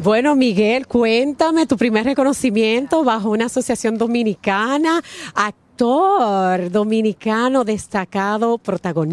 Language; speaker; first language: Spanish; native; Spanish